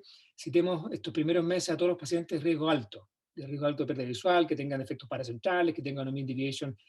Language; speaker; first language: Spanish; native; Spanish